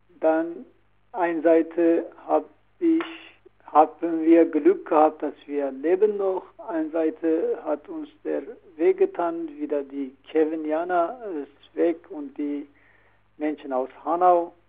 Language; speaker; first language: German; non-native, learner; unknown